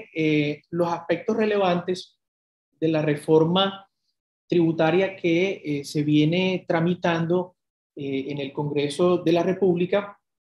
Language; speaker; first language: Spanish; native; Spanish